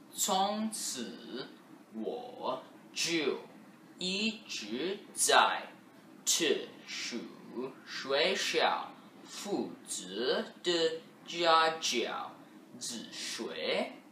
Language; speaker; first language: Chinese; non-native, learner; English